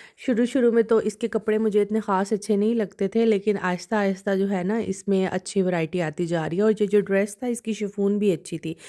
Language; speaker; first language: Urdu; non-native, local second language; Punjabi